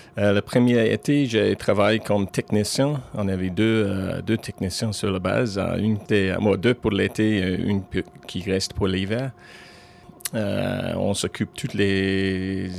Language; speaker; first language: French; non-native, fluent; English